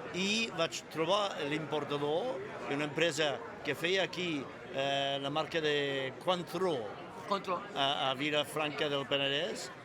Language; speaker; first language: Catalan; non-native, fluent; English